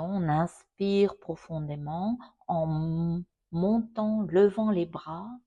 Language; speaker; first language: French; non-native, fluent; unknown